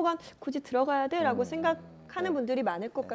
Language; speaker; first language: Korean; native; Korean